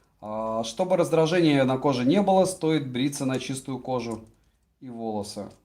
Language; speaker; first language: Russian; native; Russian